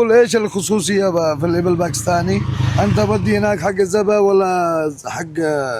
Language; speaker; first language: Arabic; non-native, learner; Punjabi